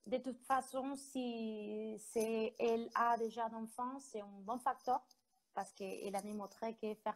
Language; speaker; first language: French; non-native, fluent; Spanish